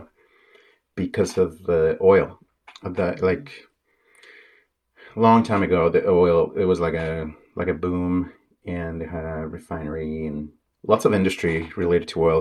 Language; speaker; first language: English; non-native, fluent; Spanish